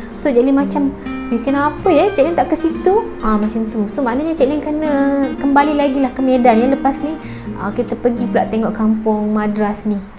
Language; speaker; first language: Malay; native; Malay